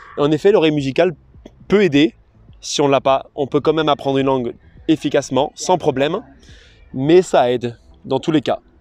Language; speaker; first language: French; native; French